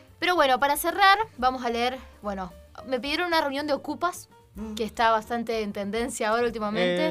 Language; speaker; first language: Spanish; native; Spanish